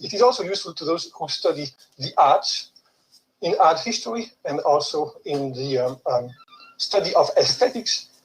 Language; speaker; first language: English; non-native, fluent; French